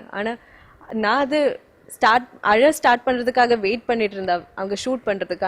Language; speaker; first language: Tamil; non-native, learner; Malayalam